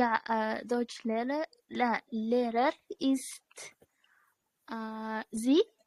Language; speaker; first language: German; non-native, learner; Uzbek